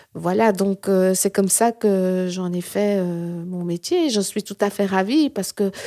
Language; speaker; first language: French; native; French